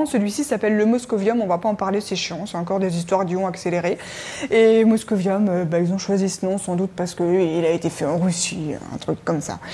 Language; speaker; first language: French; native; French